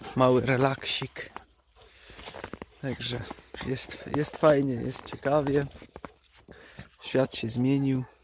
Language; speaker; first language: Polish; native; Polish